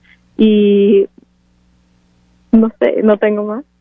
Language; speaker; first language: Spanish; non-native, learner; English